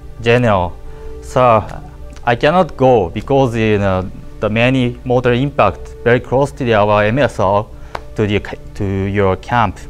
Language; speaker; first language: English; non-native, learner; Japanese